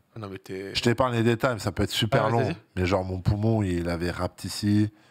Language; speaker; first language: French; native; French